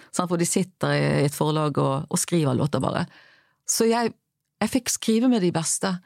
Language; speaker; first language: Norwegian; non-native, fluent; English